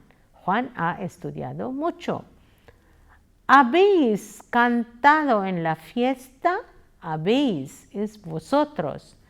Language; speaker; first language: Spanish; non-native, fluent; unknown